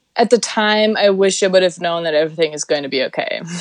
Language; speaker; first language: English; non-native, fluent; German